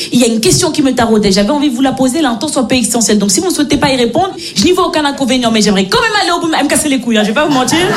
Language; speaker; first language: French; native; French